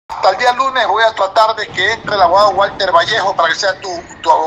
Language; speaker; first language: Spanish; native; Spanish